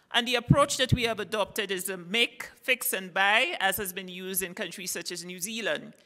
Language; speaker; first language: English; native; English